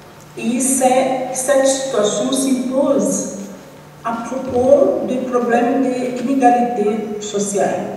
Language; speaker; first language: French; non-native, learner; Portuguese